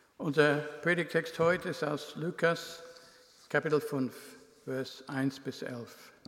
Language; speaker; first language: German; non-native, fluent; English